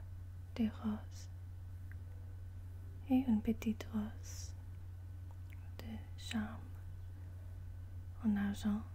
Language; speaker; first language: French; non-native, learner; English